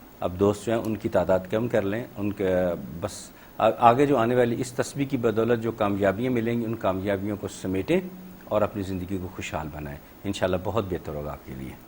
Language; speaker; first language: Urdu; native; Urdu